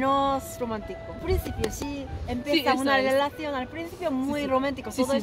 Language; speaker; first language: Spanish; non-native, fluent; Korean